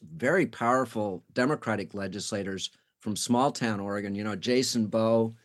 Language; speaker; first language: English; native; English